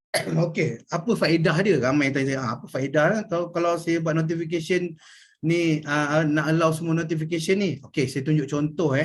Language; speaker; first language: Malay; native; Malay